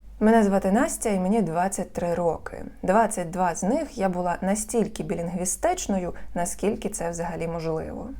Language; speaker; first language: Ukrainian; non-native, local second language; Russian